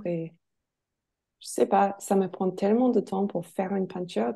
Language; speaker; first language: French; non-native, fluent; English